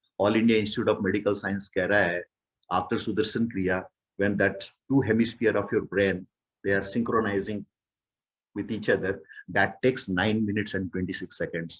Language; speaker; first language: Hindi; non-native, local second language; Odia